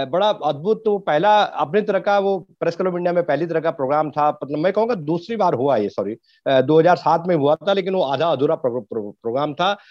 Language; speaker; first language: Hindi; native; Hindi